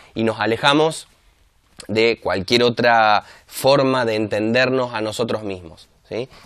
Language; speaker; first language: Spanish; native; Spanish